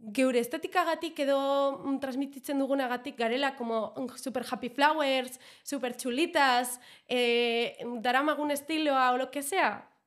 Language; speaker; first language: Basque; non-native, local second language; Spanish